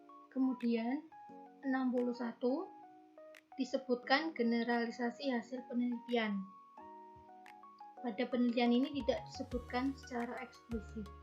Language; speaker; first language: Indonesian; native; Indonesian